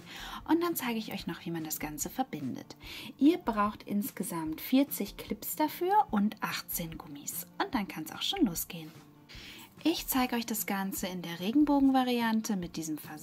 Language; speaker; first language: German; native; German